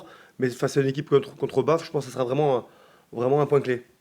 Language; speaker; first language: French; native; French